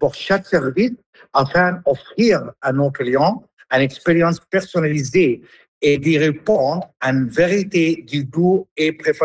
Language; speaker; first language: French; native; French